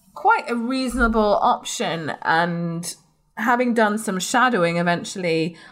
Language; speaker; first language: English; native; English